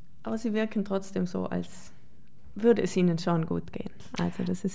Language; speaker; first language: German; native; German